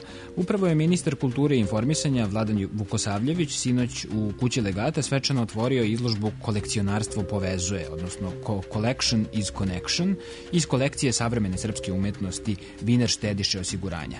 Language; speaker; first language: Serbian; native; Serbian